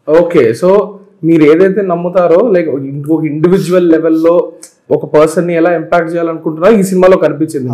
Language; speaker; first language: Telugu; native; Telugu